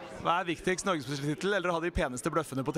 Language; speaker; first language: Norwegian; native; Norwegian